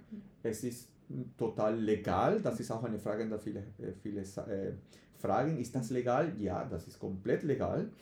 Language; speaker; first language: German; non-native, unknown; Spanish